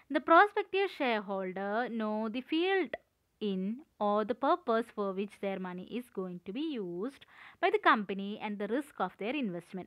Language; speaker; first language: English; non-native, local second language; Malayalam